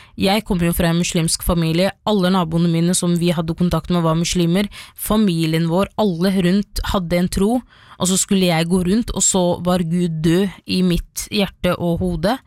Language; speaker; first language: Norwegian; early bilingual, other home language; Somali